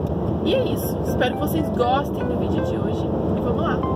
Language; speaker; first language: Portuguese; native; Portuguese